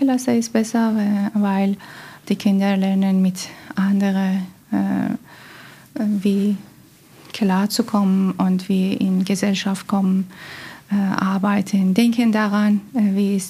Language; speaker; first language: German; non-native, learner; Persian